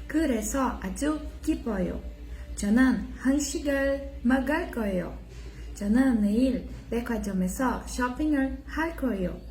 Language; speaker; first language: Korean; non-native, learner; Portuguese